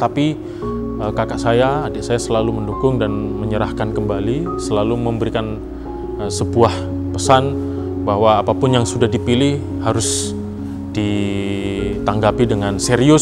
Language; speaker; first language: Indonesian; native; Indonesian